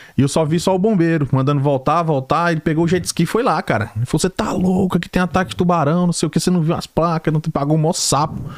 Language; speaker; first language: Portuguese; native; Portuguese